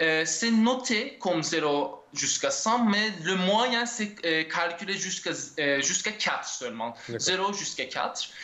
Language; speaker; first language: French; non-native, fluent; Turkish